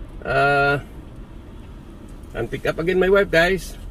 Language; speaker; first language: English; non-native, learner; Filipino